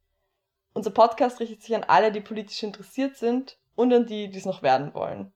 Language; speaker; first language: German; native; German